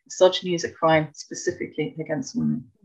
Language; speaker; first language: English; native; English